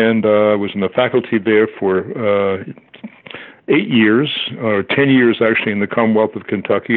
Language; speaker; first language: English; native; English